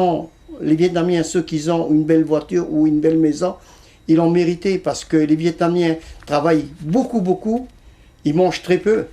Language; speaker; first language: French; early bilingual, other home language; Vietnamese